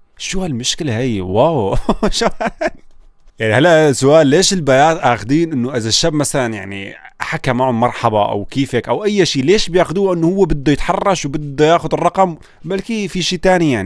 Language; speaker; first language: Arabic; native; Arabic